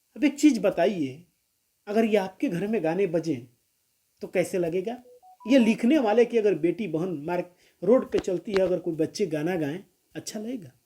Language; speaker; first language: Hindi; non-native, local second language; Bhojpuri